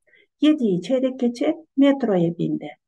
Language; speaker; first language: Turkish; non-native, fluent; Kazakh